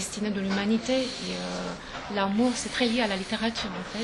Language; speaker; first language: French; non-native, fluent; Romanian